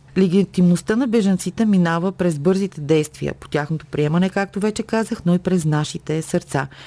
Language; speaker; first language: Bulgarian; native; Bulgarian